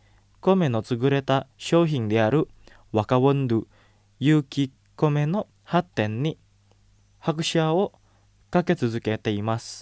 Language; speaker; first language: Japanese; non-native, fluent; Indonesian